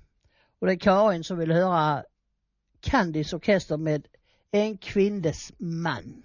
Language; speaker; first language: Swedish; native; Swedish